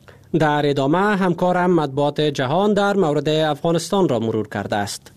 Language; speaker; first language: Persian; native; Persian